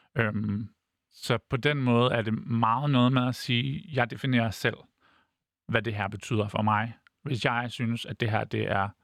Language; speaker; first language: Danish; native; Danish